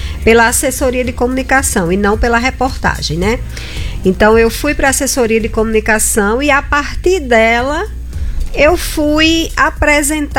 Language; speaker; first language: Portuguese; native; Portuguese